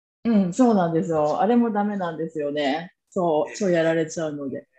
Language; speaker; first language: Japanese; native; Japanese